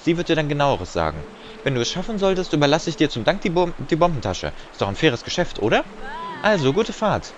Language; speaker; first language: German; native; German